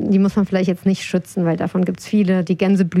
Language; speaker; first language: German; native; German